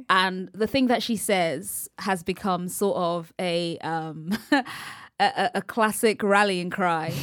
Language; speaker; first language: English; native; English